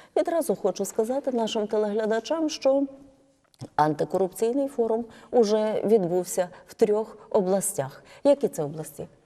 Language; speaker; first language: Ukrainian; native; Ukrainian